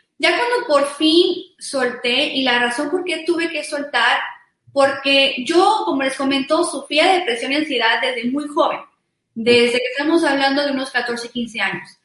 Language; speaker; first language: Spanish; early bilingual, heritage; Spanish